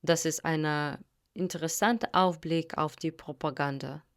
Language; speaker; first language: German; non-native, fluent; Russian